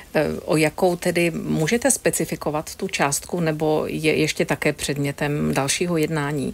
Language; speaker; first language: Czech; native; Czech